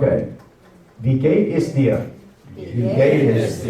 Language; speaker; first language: German; non-native, learner; English